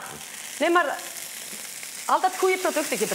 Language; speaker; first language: Dutch; non-native, fluent; Icelandic